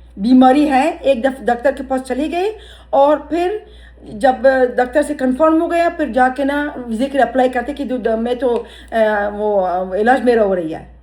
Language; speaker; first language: Urdu; early bilingual, heritage; Urdu